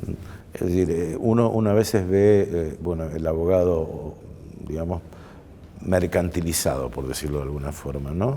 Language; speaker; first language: Spanish; native; Spanish